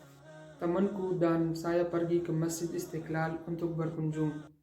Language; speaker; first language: Indonesian; non-native, fluent; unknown